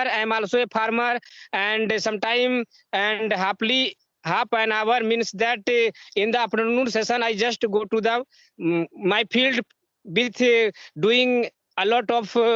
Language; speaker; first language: English; non-native, learner; Hindi